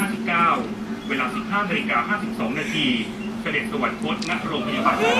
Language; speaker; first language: Thai; native; Thai